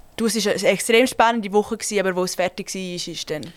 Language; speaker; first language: German; native; German